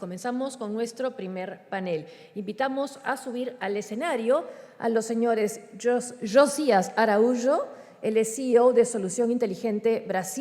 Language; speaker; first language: Spanish; native; Spanish